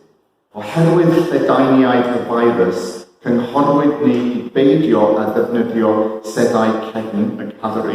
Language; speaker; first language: Welsh; non-native, fluent; English